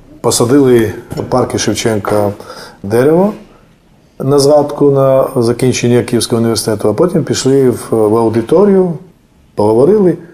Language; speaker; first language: Ukrainian; non-native, fluent; Georgian